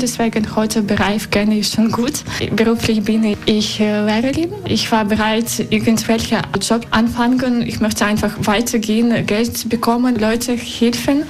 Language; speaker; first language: German; non-native, learner; Russian